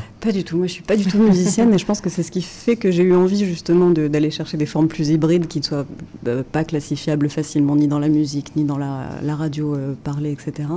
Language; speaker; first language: French; native; French